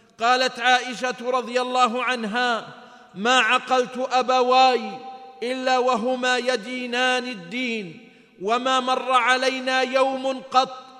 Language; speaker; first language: Arabic; native; Arabic